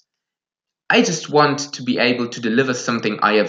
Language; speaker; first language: English; non-native, fluent; Russian